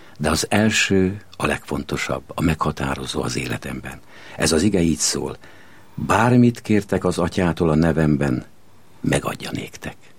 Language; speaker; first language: Hungarian; native; Hungarian